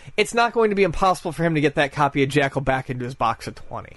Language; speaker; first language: English; native; English